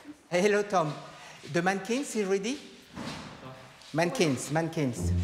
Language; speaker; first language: English; non-native, learner; French